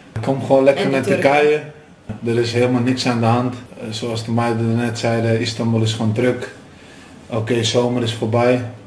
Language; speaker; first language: Dutch; native; Dutch